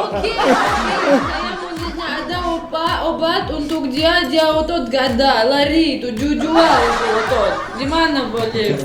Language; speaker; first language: Indonesian; non-native, learner; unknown